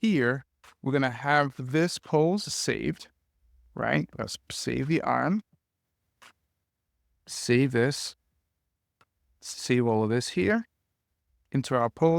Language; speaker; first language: English; native; English